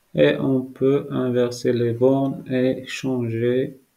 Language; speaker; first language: French; non-native, local second language; Arabic